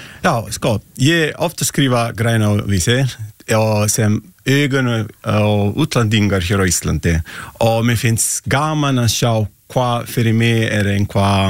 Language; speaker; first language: Icelandic; non-native, learner; Italian